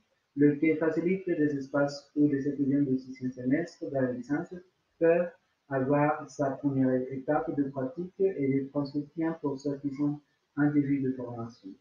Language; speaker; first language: French; non-native, learner; Spanish